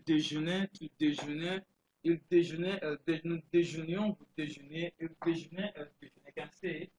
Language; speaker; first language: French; non-native, fluent; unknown